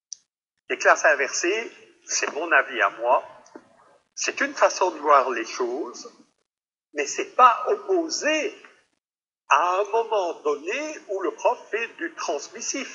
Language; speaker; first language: French; native; French